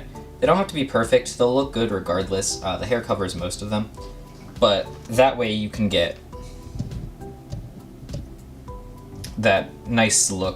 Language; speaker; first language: English; native; English